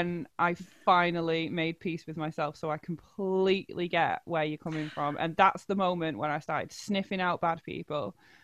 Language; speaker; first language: English; native; English